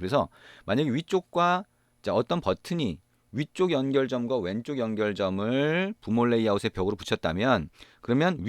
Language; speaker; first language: Korean; native; Korean